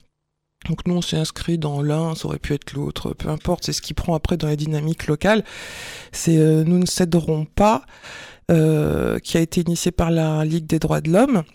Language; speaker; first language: French; native; French